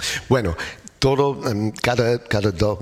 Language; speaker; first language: Spanish; non-native, learner; English